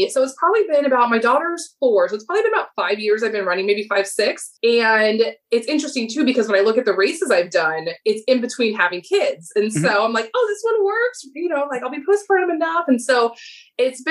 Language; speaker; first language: English; native; English